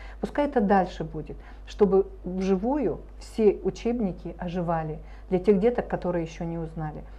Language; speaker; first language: Russian; native; Russian